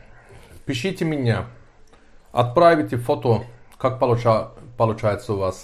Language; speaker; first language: Russian; non-native, learner; Turkish